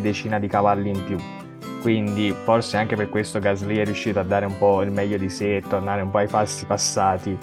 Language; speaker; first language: Italian; native; Italian